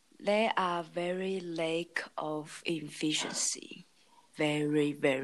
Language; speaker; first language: English; non-native, learner; Chinese